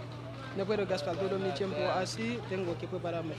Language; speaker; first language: Spanish; non-native, learner; Haitian Creole